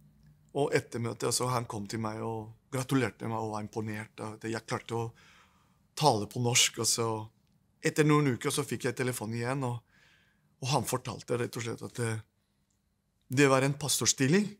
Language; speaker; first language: Norwegian; non-native, fluent; Spanish